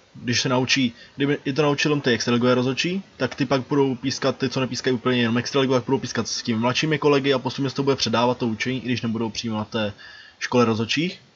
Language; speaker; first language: Czech; native; Czech